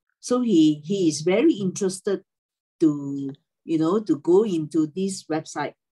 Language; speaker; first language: English; non-native, local second language; Cantonese